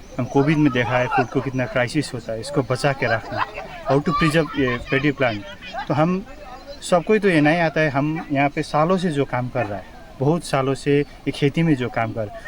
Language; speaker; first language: Hindi; non-native, local second language; Nepali